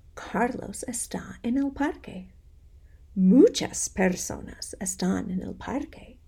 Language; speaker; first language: Spanish; non-native, fluent; English